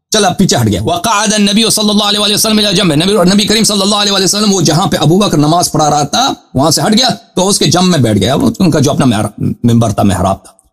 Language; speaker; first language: Urdu; non-native, fluent; Persian